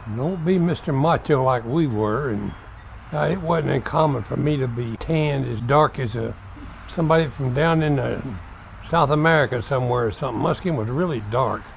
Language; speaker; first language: English; native; English